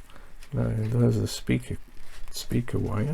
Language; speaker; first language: English; native; English